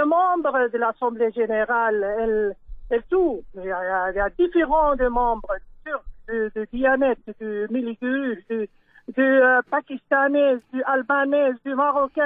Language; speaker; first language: French; non-native, local second language; Dutch